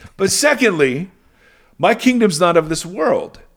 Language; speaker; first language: English; native; English